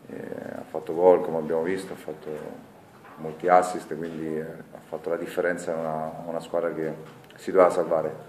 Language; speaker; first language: Italian; native; Italian